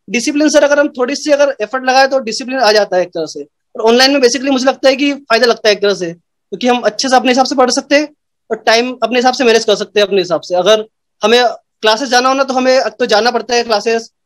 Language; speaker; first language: Hindi; native; Hindi